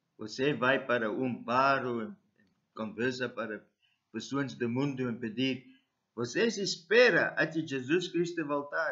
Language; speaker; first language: Portuguese; non-native, learner; English